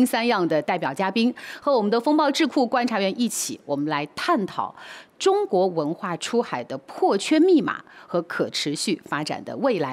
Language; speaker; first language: Chinese; native; Chinese